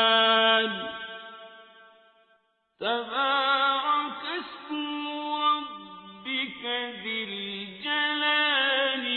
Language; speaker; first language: Arabic; native; Arabic